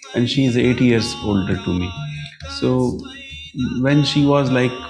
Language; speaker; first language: English; non-native, local second language; Marathi